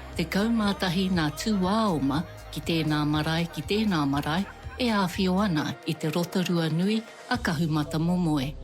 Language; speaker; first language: Māori; native; Māori